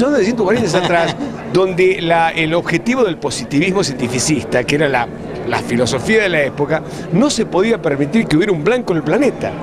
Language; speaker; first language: Spanish; native; Spanish